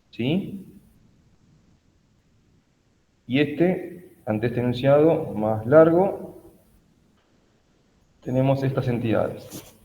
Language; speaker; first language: Spanish; native; Spanish